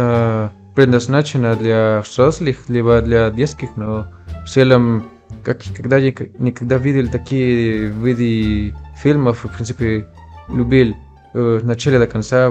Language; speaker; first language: Russian; non-native, fluent; Spanish